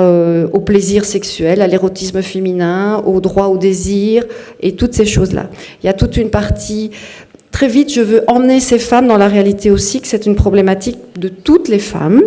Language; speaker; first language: French; native; French